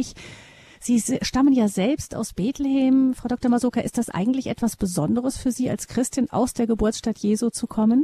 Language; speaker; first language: German; native; German